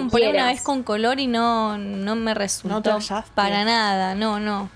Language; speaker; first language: Spanish; native; Spanish